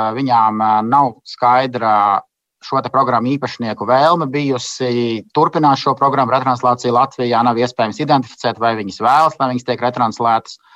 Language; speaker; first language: Latvian; native; Latvian